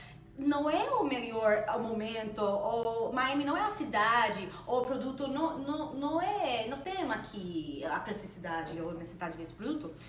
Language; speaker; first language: Portuguese; non-native, fluent; Spanish